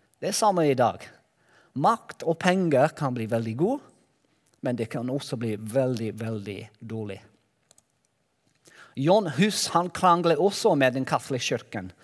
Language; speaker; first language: Norwegian; non-native, learner; Welsh